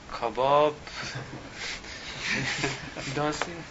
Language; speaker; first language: Persian; non-native, learner; English